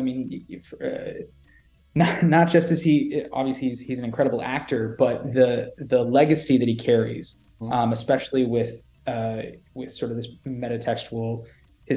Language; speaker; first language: English; native; English